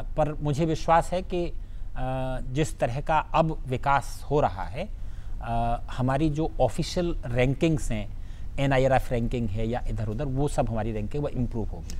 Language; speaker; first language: Hindi; native; Hindi